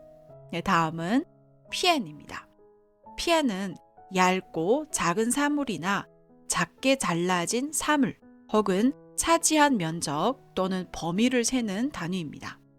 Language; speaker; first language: Korean; non-native, fluent; Chinese